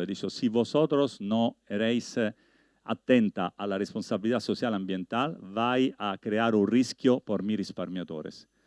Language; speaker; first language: Spanish; non-native, learner; Italian